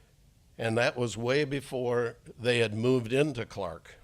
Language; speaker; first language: English; native; English